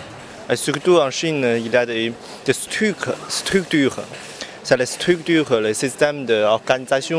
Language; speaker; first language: French; non-native, learner; Chinese